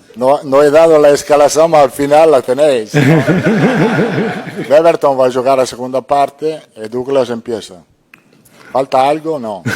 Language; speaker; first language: Spanish; non-native, fluent; Italian